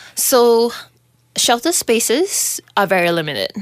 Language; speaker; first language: English; non-native, local second language; Chinese